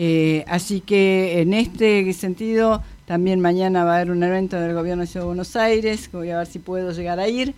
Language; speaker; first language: Spanish; native; Spanish